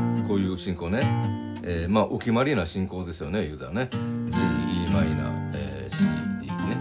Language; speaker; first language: Japanese; native; Japanese